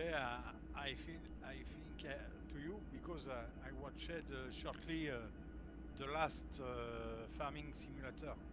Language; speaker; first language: English; non-native, learner; French